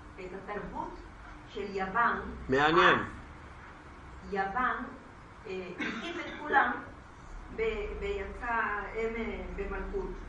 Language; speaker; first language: Hebrew; non-native, learner; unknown